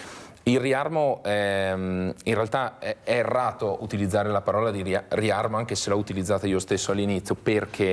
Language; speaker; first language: Italian; native; Italian